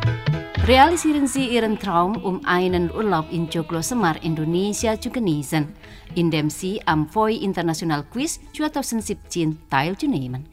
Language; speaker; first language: German; non-native, fluent; Indonesian